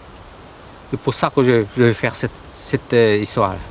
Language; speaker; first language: French; non-native, local second language; Vietnamese